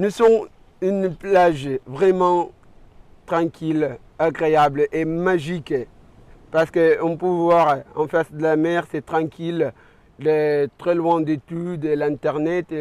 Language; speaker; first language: French; non-native, fluent; Kabuverdianu